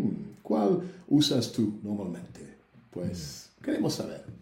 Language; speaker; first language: Spanish; non-native, fluent; English